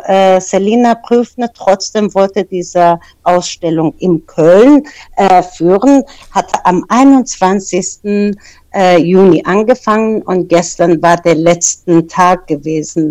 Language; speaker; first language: German; non-native, fluent; Persian